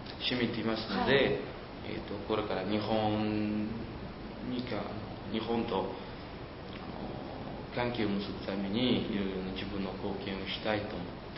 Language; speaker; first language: Japanese; non-native, fluent; Uzbek